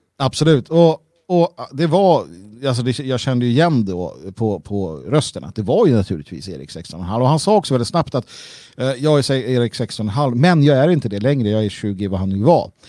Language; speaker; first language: Swedish; native; Swedish